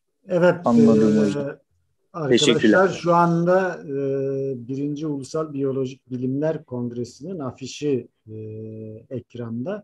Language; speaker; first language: Turkish; native; Turkish